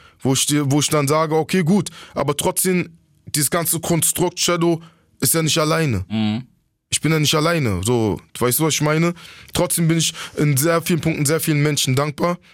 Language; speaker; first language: German; native; German